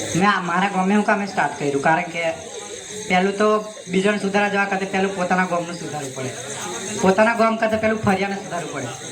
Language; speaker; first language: Gujarati; non-native, local second language; Rathawi